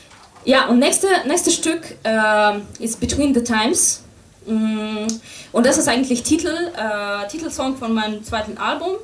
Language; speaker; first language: German; non-native, fluent; Russian